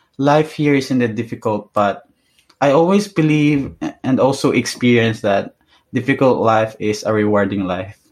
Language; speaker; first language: English; non-native, local second language; Hiligaynon